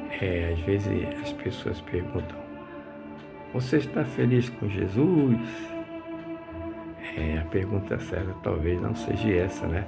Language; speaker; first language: Portuguese; native; Portuguese